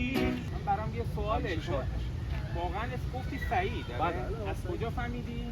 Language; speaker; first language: Persian; native; Persian